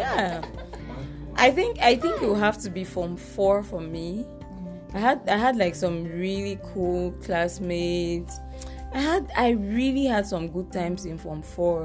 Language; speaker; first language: English; non-native, local second language; French